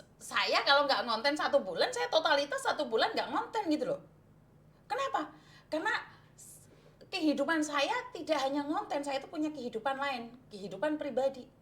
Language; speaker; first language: Indonesian; non-native, local second language; Javanese